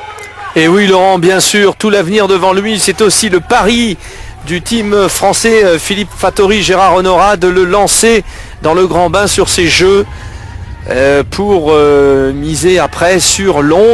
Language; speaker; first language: French; native; French